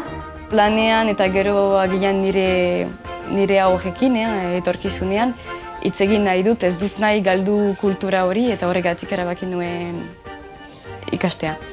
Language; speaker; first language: Basque; non-native, local second language; French